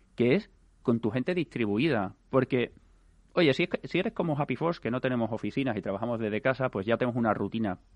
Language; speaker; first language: Spanish; native; Spanish